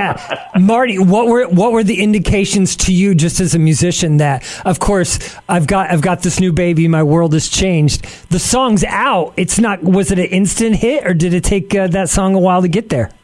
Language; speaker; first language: English; native; English